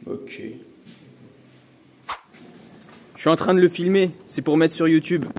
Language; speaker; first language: French; native; French